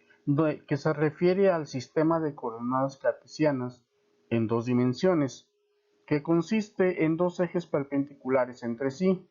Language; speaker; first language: Spanish; native; Spanish